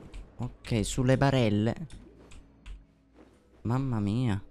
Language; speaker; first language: Italian; native; Italian